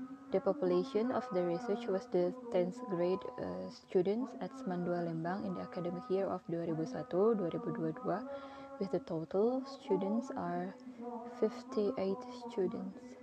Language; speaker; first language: English; non-native, fluent; Indonesian